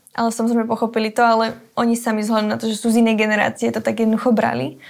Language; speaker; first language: Slovak; native; Slovak